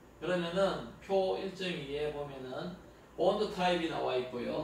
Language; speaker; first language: Korean; native; Korean